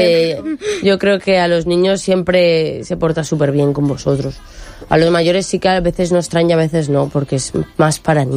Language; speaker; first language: Spanish; native; Spanish